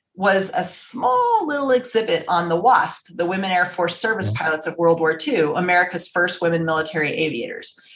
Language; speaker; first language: English; native; English